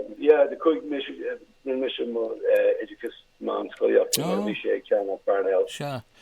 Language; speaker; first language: Irish; non-native, local second language; English